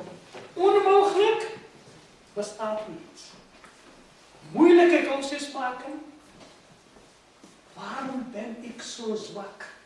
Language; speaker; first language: Dutch; non-native, fluent; Urdu